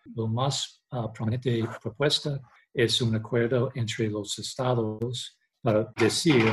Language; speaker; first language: Spanish; non-native, learner; English